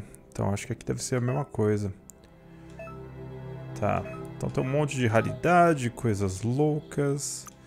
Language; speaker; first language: Portuguese; native; Portuguese